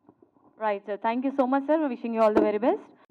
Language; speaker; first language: Telugu; native; Telugu